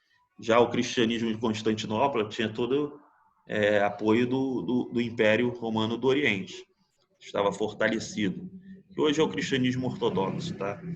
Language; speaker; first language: Portuguese; native; Portuguese